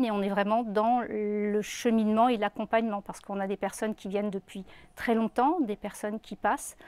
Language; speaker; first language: French; native; French